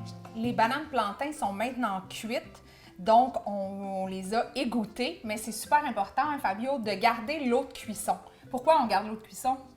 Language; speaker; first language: French; native; French